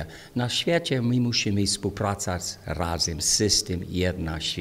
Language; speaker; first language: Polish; non-native, learner; English